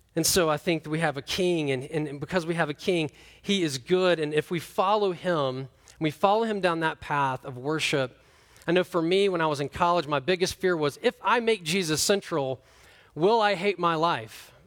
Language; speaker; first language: English; native; English